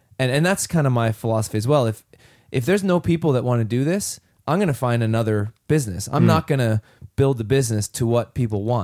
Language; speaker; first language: English; native; English